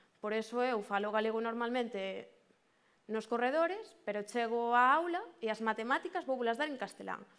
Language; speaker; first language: Galician; native; Galician